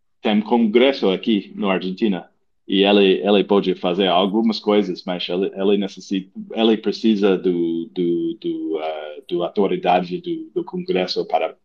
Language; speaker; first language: Portuguese; non-native, learner; English